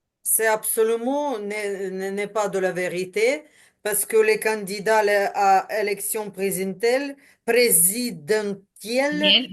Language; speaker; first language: French; non-native, learner; Ukrainian